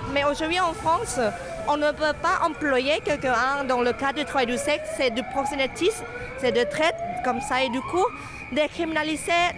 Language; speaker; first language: French; non-native, fluent; Thai